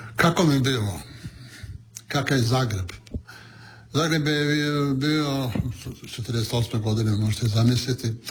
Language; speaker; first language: Croatian; non-native, local second language; Italian